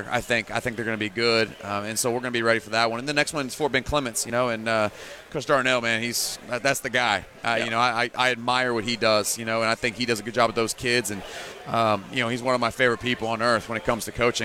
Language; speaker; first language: English; native; English